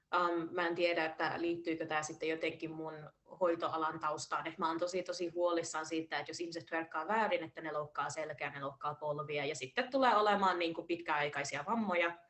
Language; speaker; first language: Finnish; early bilingual, heritage; Finnish